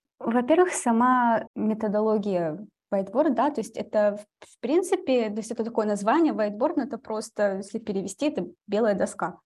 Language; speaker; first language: Russian; early bilingual, heritage; Russian